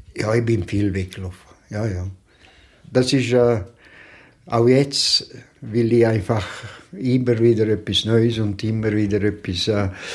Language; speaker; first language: German; non-native, local second language; Romansh